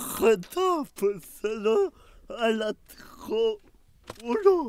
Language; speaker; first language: Spanish; native; Spanish